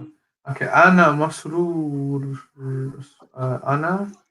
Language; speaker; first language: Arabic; non-native, learner; English